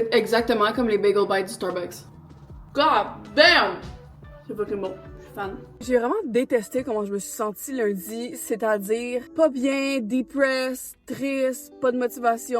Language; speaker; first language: French; native; French